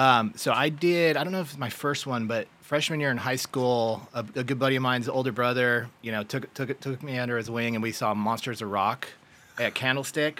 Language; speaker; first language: English; native; English